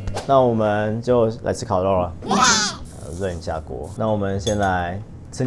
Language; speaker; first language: Chinese; native; Chinese